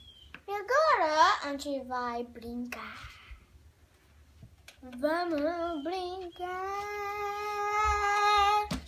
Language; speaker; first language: Portuguese; early bilingual, heritage; Portuguese